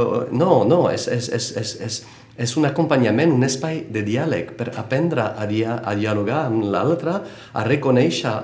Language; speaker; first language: Catalan; non-native, fluent; French